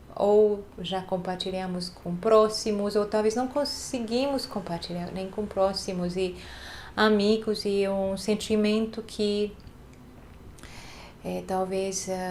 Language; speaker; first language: Portuguese; non-native, fluent; Hungarian